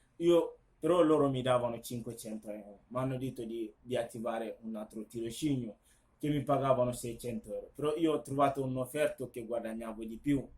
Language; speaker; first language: Italian; non-native, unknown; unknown